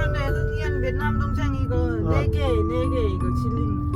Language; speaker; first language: Korean; non-native, learner; Lao